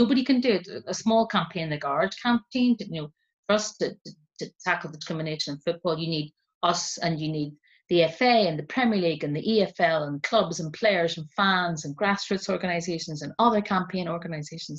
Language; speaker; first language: English; native; English